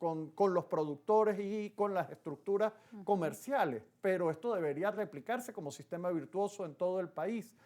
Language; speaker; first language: Spanish; native; Spanish